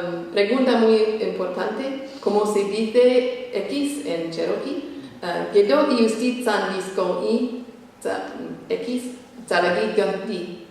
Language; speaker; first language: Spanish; non-native, fluent; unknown